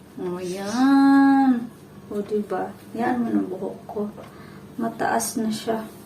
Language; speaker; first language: Filipino; non-native, local second language; Cebuano